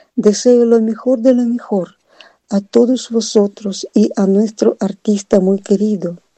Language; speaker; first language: Spanish; non-native, fluent; Russian